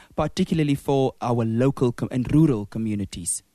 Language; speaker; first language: English; non-native, local second language; Afrikaans